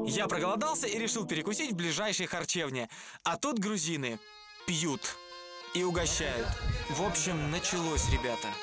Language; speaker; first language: Russian; native; Russian